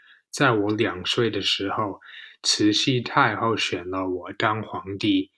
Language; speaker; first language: Chinese; non-native, learner; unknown